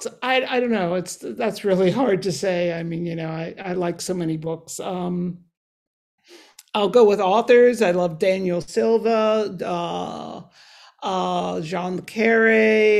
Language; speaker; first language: English; native; English